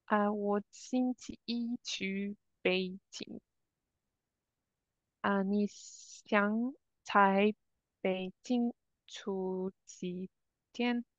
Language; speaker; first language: Chinese; non-native, learner; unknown